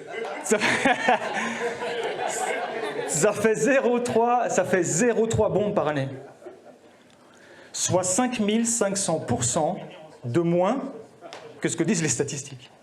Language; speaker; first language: French; native; French